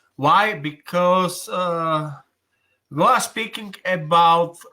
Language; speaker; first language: English; non-native, learner; Slovak